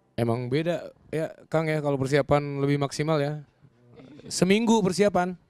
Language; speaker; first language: Indonesian; non-native, local second language; Sundanese